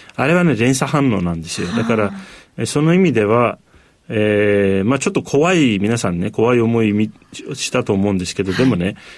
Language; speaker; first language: Japanese; non-native, fluent; Turkish